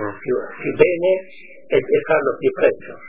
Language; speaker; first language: Italian; non-native, local second language; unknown